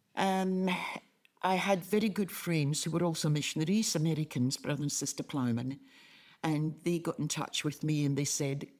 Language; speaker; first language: English; native; English